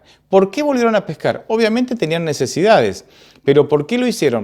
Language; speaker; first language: Spanish; native; Spanish